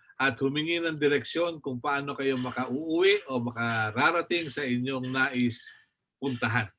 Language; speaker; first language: Filipino; non-native, local second language; Bikol